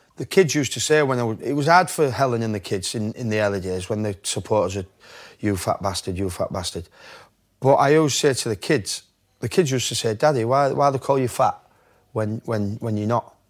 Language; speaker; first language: English; native; English